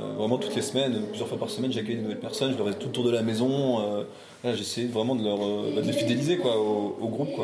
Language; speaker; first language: French; native; French